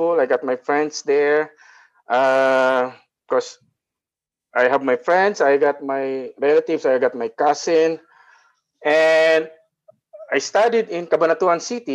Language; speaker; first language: English; non-native, local second language; Filipino